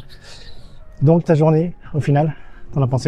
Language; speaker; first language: French; native; French